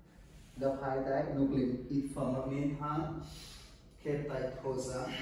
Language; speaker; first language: Vietnamese; non-native, learner; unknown